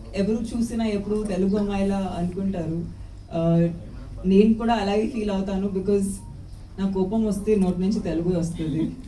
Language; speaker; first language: Telugu; non-native, local second language; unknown